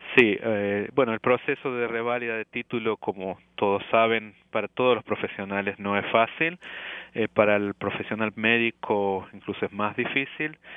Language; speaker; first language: Spanish; native; Spanish